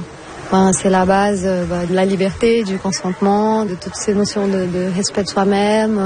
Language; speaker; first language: French; native; French